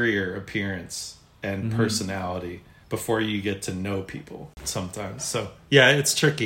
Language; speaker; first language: English; native; English